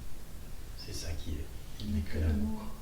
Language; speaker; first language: French; native; French